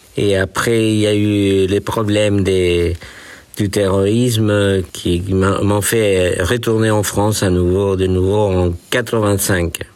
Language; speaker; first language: French; non-native, fluent; Spanish